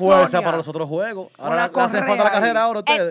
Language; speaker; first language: Spanish; native; Spanish